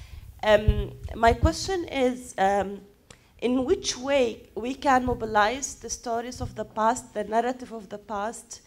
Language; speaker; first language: English; non-native, fluent; Arabic